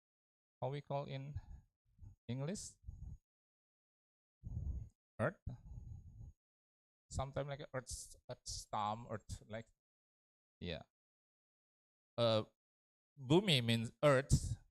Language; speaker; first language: English; non-native, learner; Indonesian